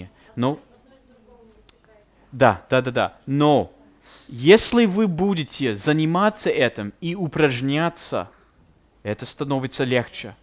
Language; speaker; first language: Russian; non-native, fluent; English